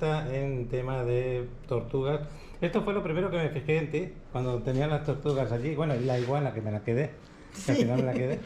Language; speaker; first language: Spanish; native; Spanish